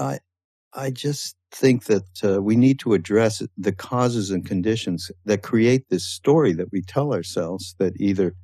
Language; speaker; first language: English; native; English